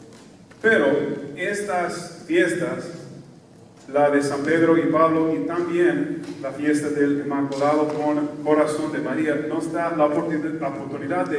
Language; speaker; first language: Spanish; non-native, fluent; English